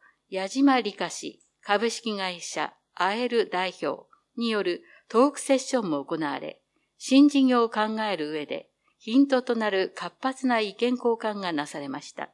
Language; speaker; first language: Japanese; native; Japanese